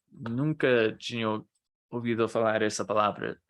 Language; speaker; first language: Portuguese; non-native, fluent; English